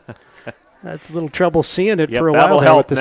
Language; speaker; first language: English; native; English